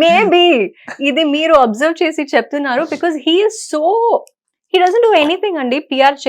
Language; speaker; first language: Telugu; non-native, fluent; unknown